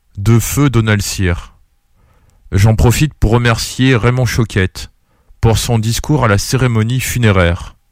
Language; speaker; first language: French; native; French